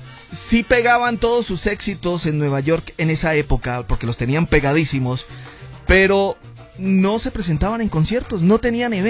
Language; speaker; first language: Spanish; native; Spanish